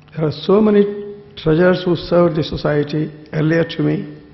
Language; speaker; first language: English; non-native, local second language; Telugu